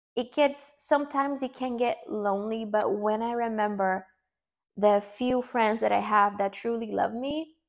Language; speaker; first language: English; non-native, fluent; Portuguese